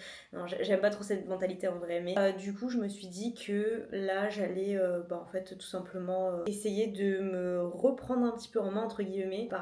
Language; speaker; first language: French; native; French